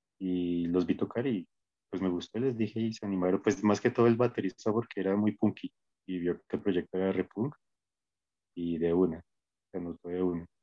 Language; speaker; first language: Spanish; native; Spanish